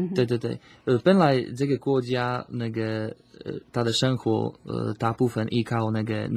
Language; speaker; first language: Chinese; non-native, fluent; Slovak